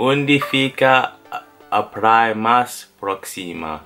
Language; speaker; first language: Portuguese; non-native, learner; English